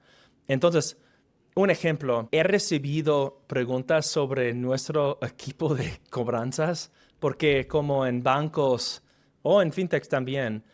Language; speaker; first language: Spanish; non-native, fluent; English